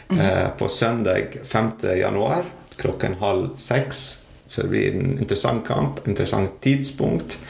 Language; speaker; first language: Norwegian; non-native, fluent; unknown